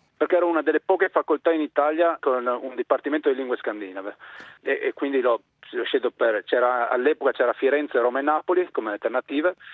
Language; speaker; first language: Italian; native; Italian